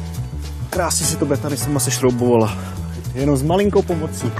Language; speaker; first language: Czech; native; Czech